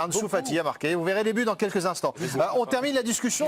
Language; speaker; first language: French; native; French